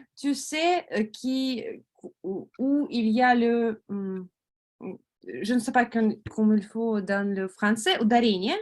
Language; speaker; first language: French; non-native, learner; Russian